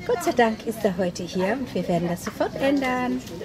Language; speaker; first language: German; native; German